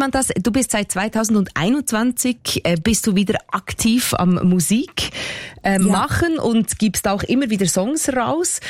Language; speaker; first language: German; native; German